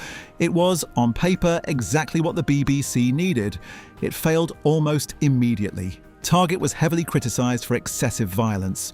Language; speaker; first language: English; native; English